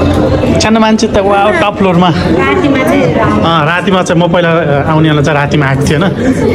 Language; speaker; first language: Nepali; native; Nepali